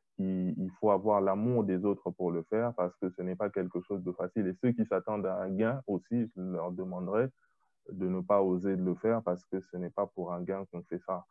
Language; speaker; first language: French; non-native, local second language; Lingala